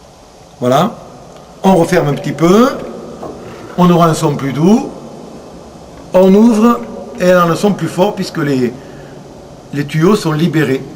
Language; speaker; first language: French; native; French